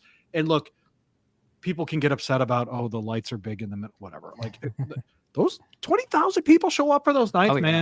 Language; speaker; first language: English; native; English